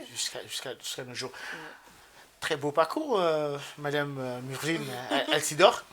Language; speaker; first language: French; non-native, local second language; Haitian Creole